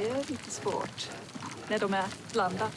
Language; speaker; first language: Swedish; non-native, learner; English